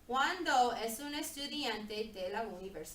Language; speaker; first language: Spanish; non-native, learner; English